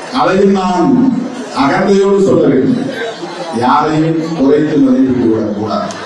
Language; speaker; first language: Tamil; native; Tamil